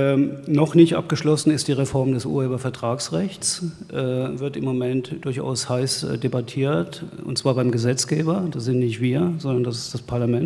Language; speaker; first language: German; native; German